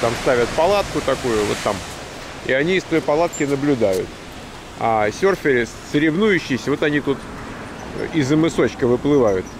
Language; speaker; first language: Russian; native; Russian